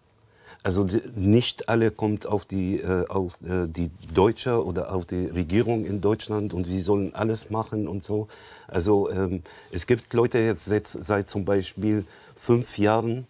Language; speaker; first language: German; non-native, learner; Arabic